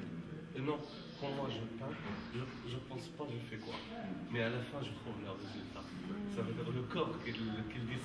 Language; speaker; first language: French; non-native, local second language; Arabic